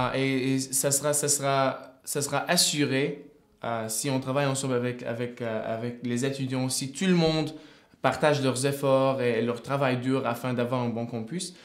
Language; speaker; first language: French; non-native, fluent; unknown